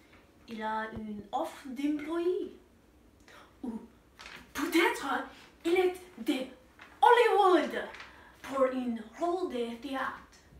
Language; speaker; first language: French; non-native, learner; English